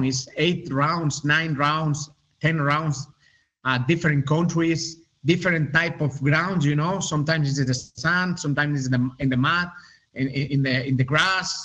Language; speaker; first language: English; non-native, learner; Spanish